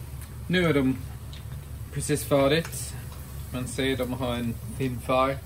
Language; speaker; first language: Swedish; non-native, fluent; English